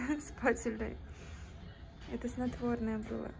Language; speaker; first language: Russian; native; Russian